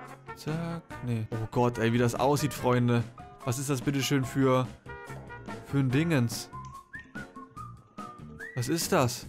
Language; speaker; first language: German; native; German